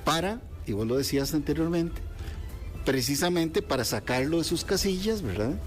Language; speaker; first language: Spanish; native; Spanish